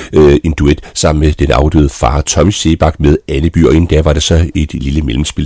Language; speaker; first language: Danish; native; Danish